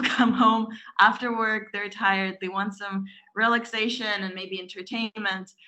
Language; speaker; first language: English; non-native, fluent; Russian